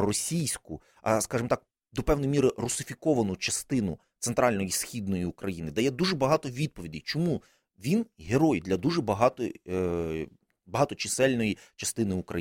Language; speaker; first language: Ukrainian; native; Ukrainian